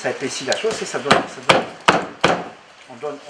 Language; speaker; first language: French; native; French